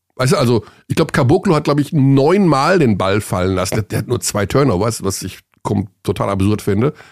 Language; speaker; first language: German; native; German